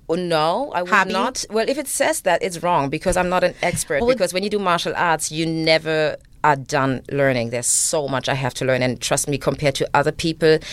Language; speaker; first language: English; non-native, fluent; German